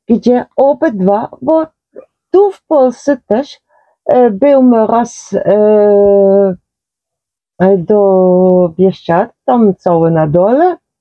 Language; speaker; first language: Polish; non-native, learner; Dutch